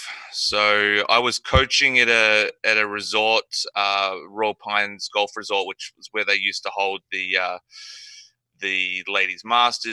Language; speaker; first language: English; native; English